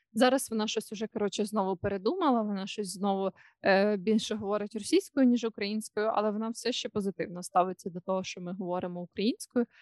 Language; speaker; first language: Ukrainian; non-native, local second language; Russian